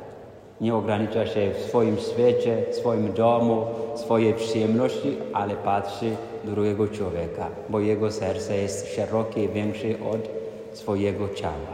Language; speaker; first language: Polish; non-native, fluent; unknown